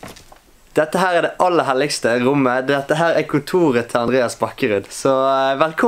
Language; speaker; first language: Norwegian; native; Norwegian